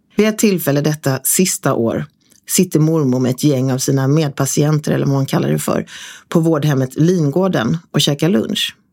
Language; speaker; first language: Swedish; native; Swedish